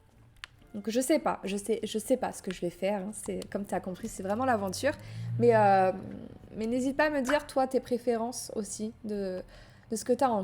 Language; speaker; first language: French; native; French